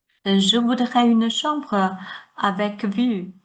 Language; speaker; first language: French; non-native, learner; Chinese